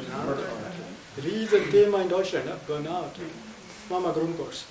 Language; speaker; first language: German; non-native, fluent; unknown